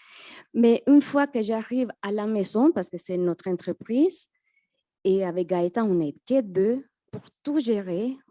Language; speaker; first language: French; non-native, fluent; Spanish